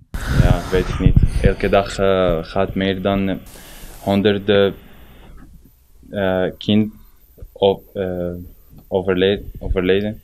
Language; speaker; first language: Dutch; non-native, learner; Arabic